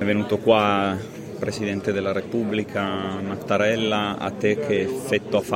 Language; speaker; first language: Italian; native; Italian